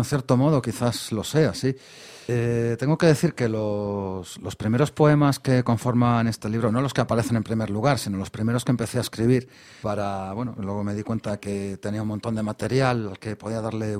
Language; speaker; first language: Spanish; native; Spanish